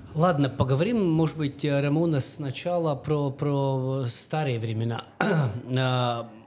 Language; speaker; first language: Russian; non-native, local second language; Latvian